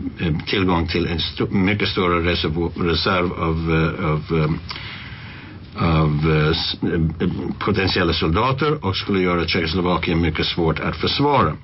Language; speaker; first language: Swedish; non-native, fluent; English